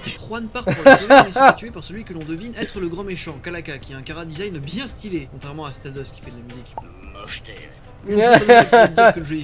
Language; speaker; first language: French; native; French